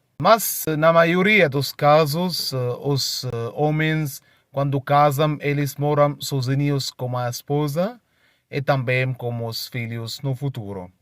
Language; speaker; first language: Portuguese; non-native, fluent; Arabic